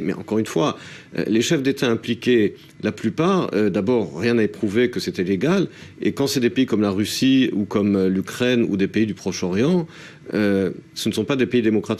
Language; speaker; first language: French; native; French